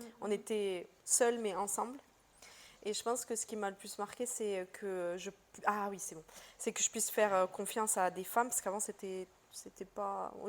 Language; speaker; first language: French; early bilingual, other home language; Portuguese